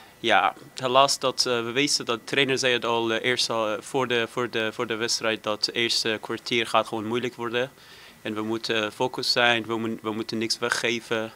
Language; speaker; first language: Dutch; non-native, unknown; Persian